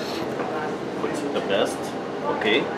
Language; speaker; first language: English; non-native, learner; Arabic